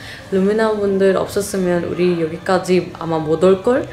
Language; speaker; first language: Korean; non-native, learner; English